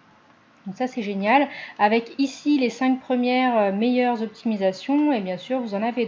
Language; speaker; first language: French; native; French